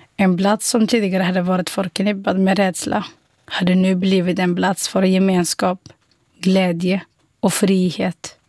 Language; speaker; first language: Swedish; non-native, fluent; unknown